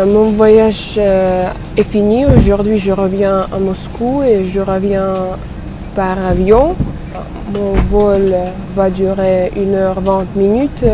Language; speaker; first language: French; non-native, fluent; Russian